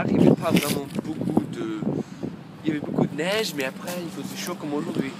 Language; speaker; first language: French; non-native, fluent; English